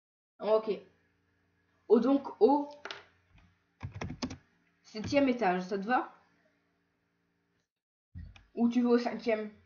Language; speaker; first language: French; native; French